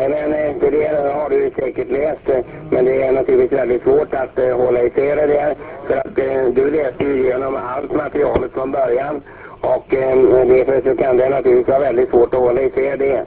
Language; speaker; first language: Swedish; native; Swedish